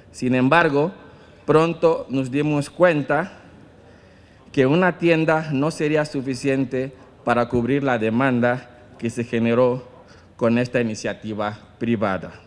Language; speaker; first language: Spanish; non-native, fluent; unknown